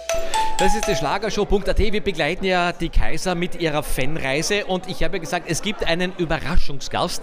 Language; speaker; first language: German; native; German